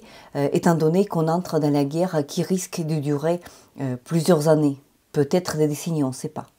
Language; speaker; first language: French; non-native, fluent; Ukrainian